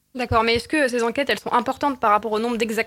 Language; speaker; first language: French; native; French